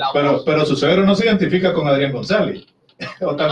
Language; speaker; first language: Spanish; native; Spanish